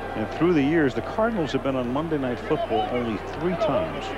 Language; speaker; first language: English; native; English